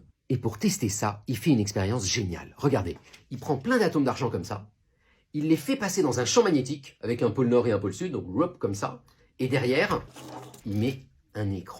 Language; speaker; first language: French; native; French